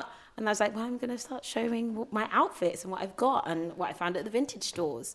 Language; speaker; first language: English; native; English